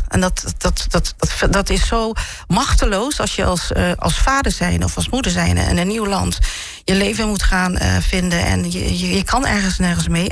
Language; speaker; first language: Dutch; early bilingual, other home language; Malay